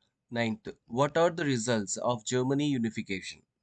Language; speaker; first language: English; non-native, local second language; Telugu